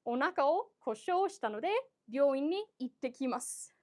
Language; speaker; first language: Japanese; non-native, fluent; English